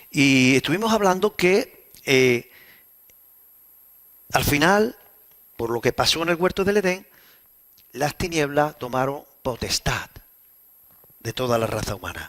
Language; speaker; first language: Spanish; native; Spanish